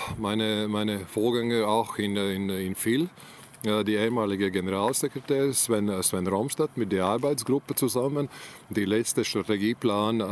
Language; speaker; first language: German; non-native, learner; Latvian